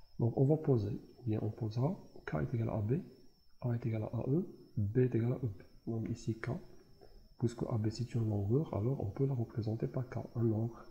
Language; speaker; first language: French; non-native, local second language; Arabic